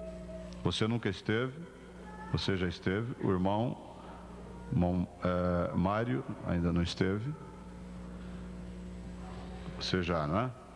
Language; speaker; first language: Portuguese; native; Portuguese